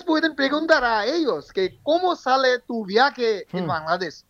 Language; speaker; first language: Spanish; non-native, fluent; Bangla